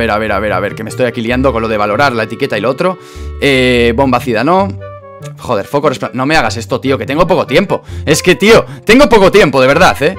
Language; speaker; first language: Spanish; native; Spanish